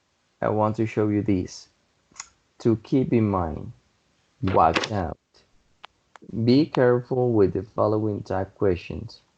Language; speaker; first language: English; non-native, fluent; Spanish